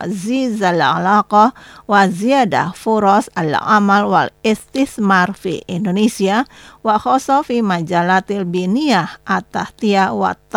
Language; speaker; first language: Arabic; non-native, fluent; Indonesian